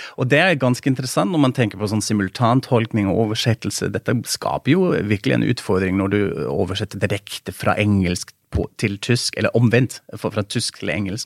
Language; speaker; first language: Norwegian; non-native, fluent; German